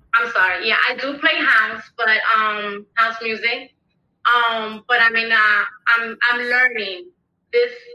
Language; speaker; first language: English; early bilingual, other home language; Spanish